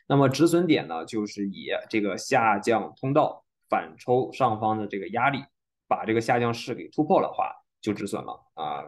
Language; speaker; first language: Chinese; native; Chinese